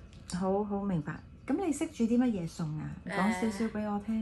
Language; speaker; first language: Cantonese; native; Cantonese